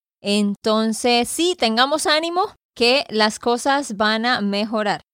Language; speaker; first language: Spanish; native; Spanish